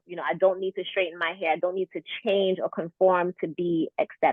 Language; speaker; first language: English; native; English